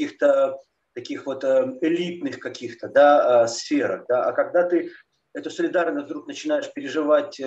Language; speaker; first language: Russian; native; Russian